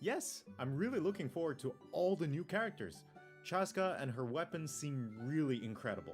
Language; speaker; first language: English; native; English